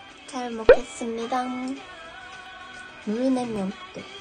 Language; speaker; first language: Korean; non-native, learner; Japanese